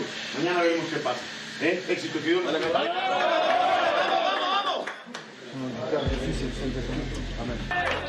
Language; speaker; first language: Spanish; native; Spanish